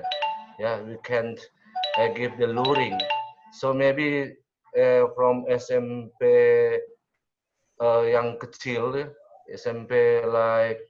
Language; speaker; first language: English; non-native, learner; Indonesian